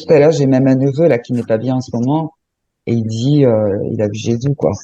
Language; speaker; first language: French; native; French